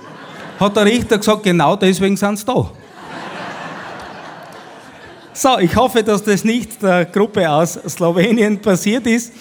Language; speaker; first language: German; native; German